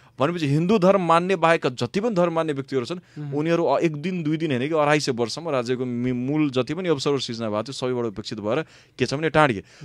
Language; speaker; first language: Nepali; non-native, local second language; Maithili